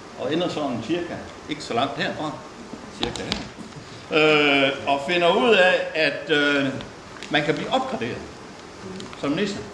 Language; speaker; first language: Danish; native; Danish